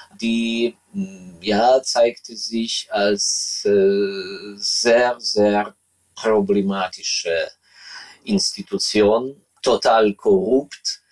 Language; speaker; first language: German; non-native, fluent; Ukrainian